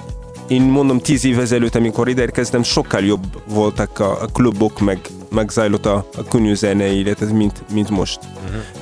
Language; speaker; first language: Hungarian; non-native, fluent; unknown